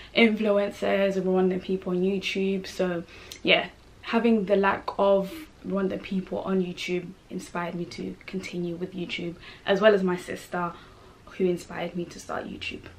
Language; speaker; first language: English; non-native, local second language; Kinyarwanda